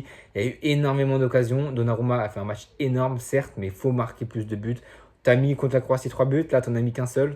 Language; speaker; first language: French; native; French